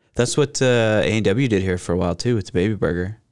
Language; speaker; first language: English; native; English